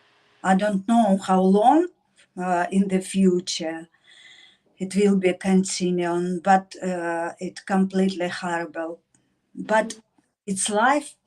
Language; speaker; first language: English; non-native, learner; Russian